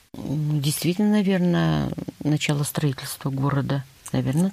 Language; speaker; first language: Russian; native; Russian